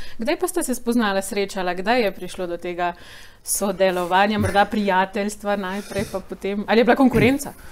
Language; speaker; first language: Slovenian; native; Slovenian